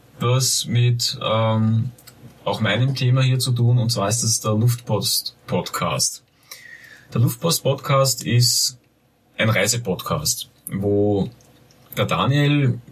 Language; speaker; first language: German; native; German